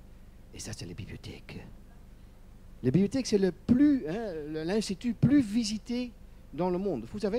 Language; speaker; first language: French; non-native, learner; Dutch